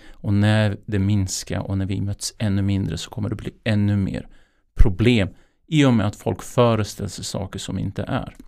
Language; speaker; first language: Swedish; non-native, fluent; Bosnian